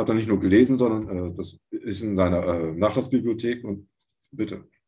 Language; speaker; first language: German; native; German